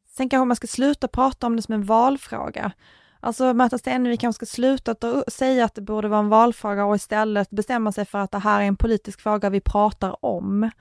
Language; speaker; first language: Swedish; native; Swedish